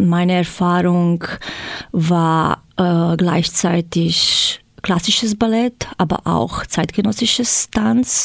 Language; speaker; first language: German; non-native, fluent; Croatian